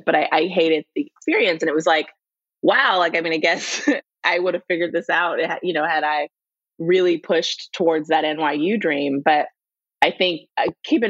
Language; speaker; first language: English; native; English